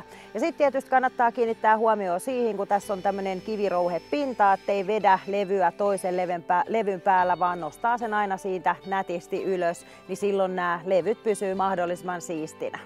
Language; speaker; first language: Finnish; native; Finnish